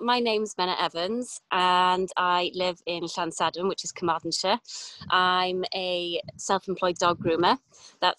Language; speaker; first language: English; native; English